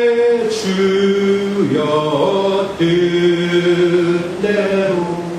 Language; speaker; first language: Korean; native; Korean